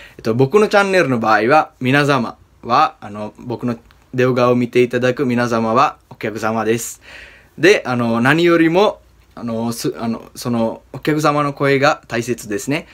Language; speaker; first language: Japanese; non-native, fluent; Sinhala